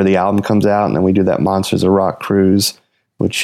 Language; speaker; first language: English; native; English